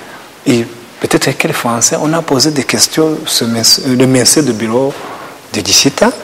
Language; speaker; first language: French; non-native, learner; Kinyarwanda